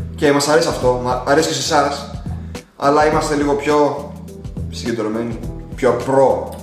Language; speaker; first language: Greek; early bilingual, other home language; Russian